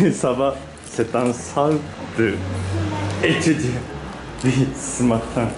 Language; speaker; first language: French; non-native, learner; Japanese